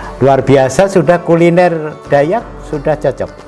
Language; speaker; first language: Indonesian; native; Indonesian